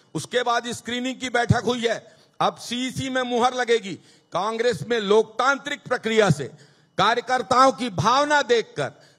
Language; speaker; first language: Hindi; native; Hindi